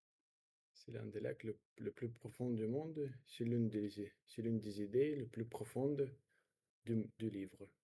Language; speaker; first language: French; non-native, learner; Russian